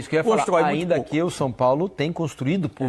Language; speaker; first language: Portuguese; native; Portuguese